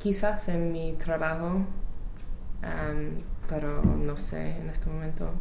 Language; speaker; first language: Spanish; non-native, learner; English